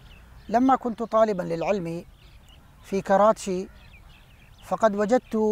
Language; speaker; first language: Arabic; non-native, fluent; Urdu